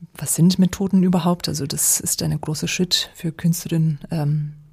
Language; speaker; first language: German; non-native, fluent; English